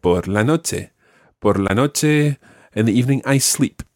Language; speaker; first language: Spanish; non-native, fluent; English